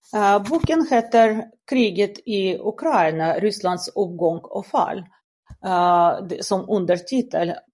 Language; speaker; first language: Swedish; non-native, fluent; Russian